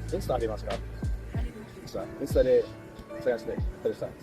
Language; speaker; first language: Japanese; non-native, learner; English